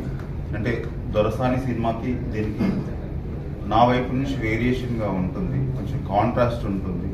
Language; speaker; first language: Telugu; native; Telugu